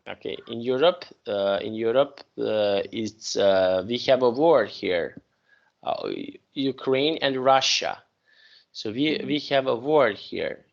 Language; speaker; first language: English; non-native, fluent; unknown